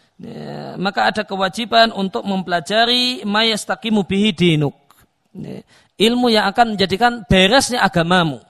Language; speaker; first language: Indonesian; native; Indonesian